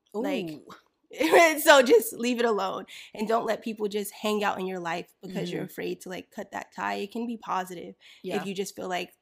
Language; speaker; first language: English; native; English